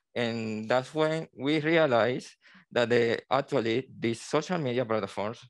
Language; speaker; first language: English; non-native, learner; Spanish